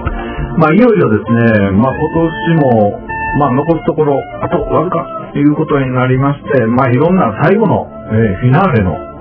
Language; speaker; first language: Japanese; native; Japanese